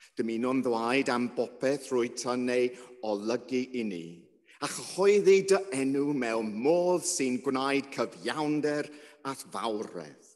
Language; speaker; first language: Welsh; non-native, local second language; English